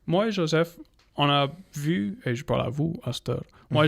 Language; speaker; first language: French; non-native, local second language; English